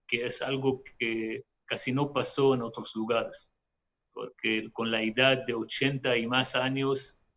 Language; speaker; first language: Spanish; non-native, fluent; Hebrew